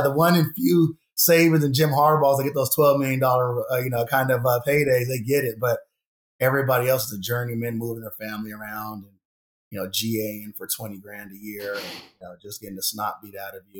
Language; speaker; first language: English; native; English